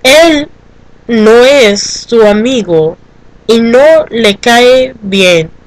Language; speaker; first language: Spanish; non-native, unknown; English